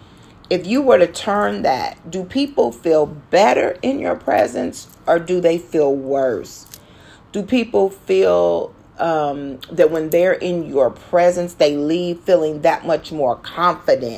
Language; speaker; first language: English; native; English